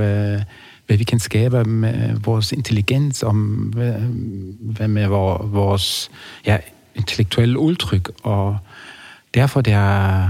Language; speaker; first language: Danish; non-native, fluent; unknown